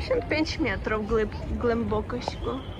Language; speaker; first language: Polish; non-native, learner; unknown